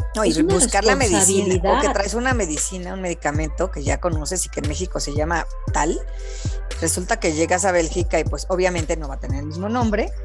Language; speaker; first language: Spanish; native; Spanish